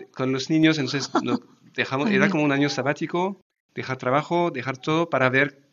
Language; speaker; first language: Spanish; non-native, fluent; French